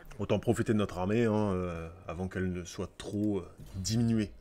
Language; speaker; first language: French; native; French